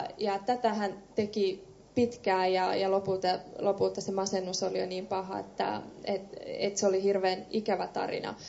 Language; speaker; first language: Finnish; early bilingual, other home language; Persian